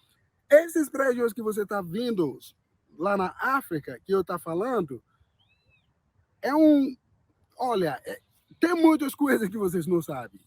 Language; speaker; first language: Portuguese; non-native, learner; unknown